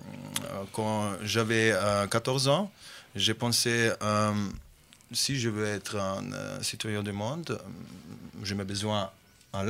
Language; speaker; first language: French; non-native, fluent; Bosnian